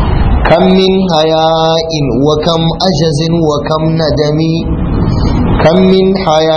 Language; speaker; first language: Arabic; non-native, fluent; Hausa